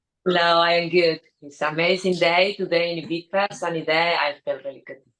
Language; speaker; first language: English; non-native, learner; Spanish